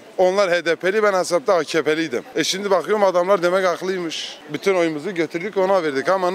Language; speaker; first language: Turkish; native; Turkish